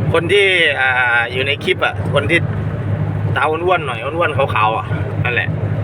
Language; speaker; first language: Thai; non-native, local second language; Northeastern Thai